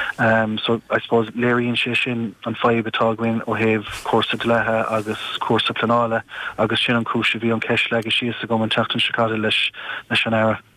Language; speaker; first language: Irish; non-native, local second language; English